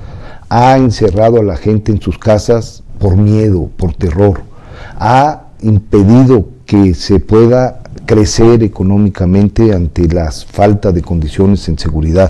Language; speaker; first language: Spanish; native; Spanish